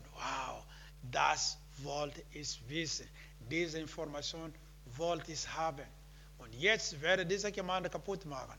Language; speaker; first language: German; non-native, learner; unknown